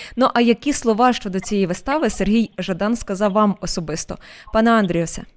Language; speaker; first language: Ukrainian; native; Ukrainian